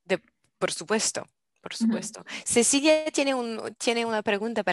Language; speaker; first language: Spanish; non-native, learner; English